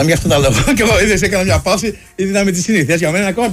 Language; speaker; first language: Greek; native; Greek